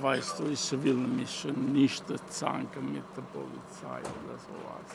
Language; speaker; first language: German; non-native, learner; Italian